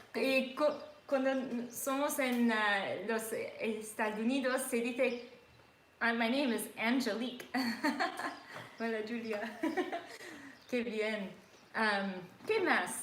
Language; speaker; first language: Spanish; non-native, learner; English